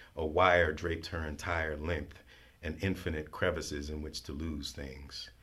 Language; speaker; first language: English; native; English